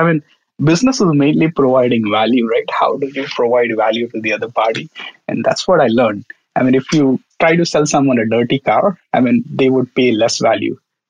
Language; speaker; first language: English; non-native, local second language; Marathi